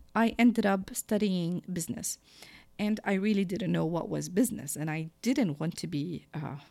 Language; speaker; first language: English; non-native, fluent; Arabic